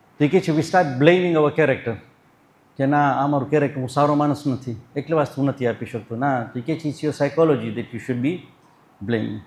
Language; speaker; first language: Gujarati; early bilingual, heritage; Gujarati